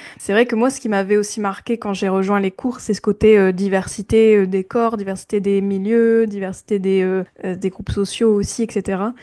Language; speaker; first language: French; native; French